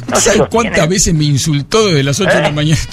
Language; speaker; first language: Spanish; native; Spanish